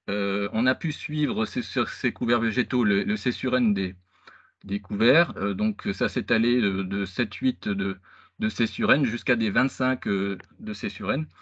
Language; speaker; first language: French; native; French